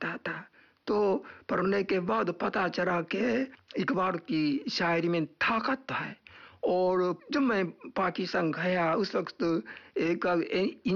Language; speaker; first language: Urdu; non-native, fluent; Japanese